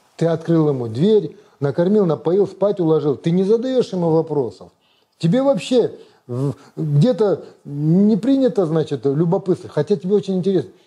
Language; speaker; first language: Russian; non-native, local second language; Kazakh